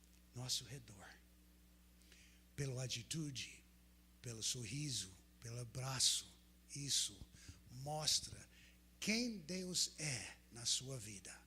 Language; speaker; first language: Portuguese; non-native, fluent; English